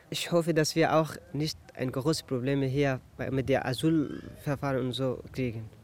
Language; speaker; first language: German; non-native, fluent; Persian